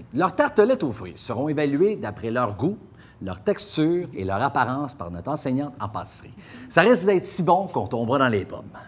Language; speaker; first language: French; native; French